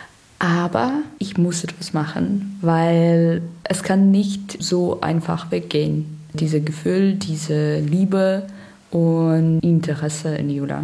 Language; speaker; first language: German; non-native, learner; Russian